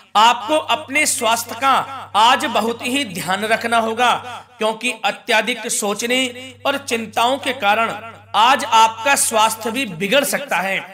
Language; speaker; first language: Hindi; native; Hindi